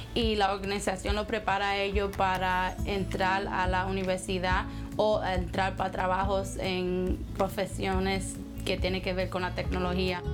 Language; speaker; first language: Spanish; early bilingual, heritage; Spanish